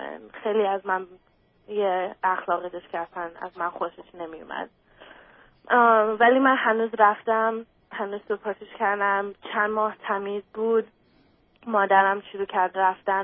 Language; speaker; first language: Persian; early bilingual, other home language; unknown